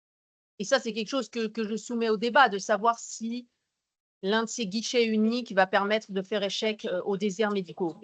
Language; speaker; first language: French; native; French